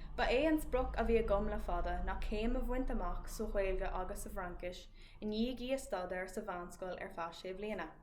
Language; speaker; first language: Irish; non-native, local second language; English